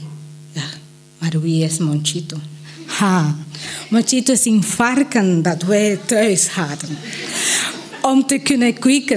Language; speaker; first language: Dutch; non-native, learner; Spanish